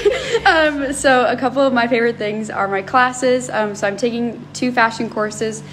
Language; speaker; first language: English; native; English